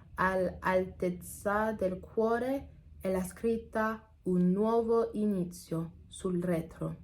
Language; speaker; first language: Italian; non-native, learner; English